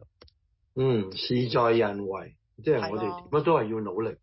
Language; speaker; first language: Chinese; early bilingual, heritage; Cantonese